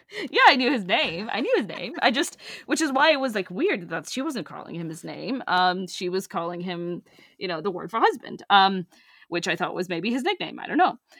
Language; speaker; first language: English; early bilingual, other home language; Urdu